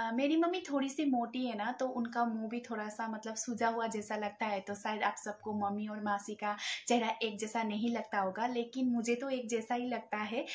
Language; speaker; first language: Hindi; non-native, local second language; Nepali